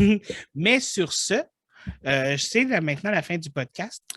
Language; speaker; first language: French; native; French